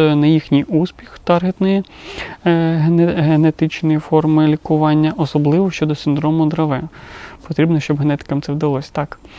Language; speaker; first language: Ukrainian; non-native, local second language; Russian